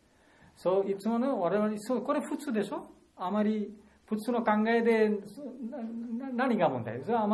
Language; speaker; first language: Japanese; non-native, learner; Bangla